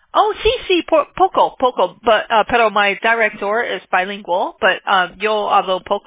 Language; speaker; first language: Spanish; non-native, learner; English